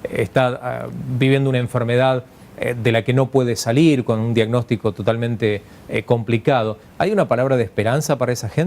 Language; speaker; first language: Spanish; native; Spanish